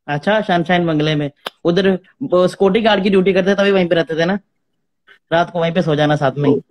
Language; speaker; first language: Hindi; native; Hindi